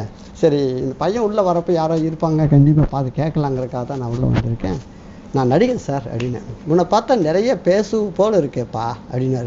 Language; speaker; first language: Tamil; native; Tamil